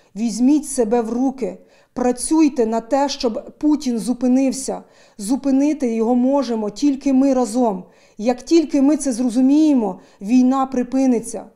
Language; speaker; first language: Ukrainian; native; Ukrainian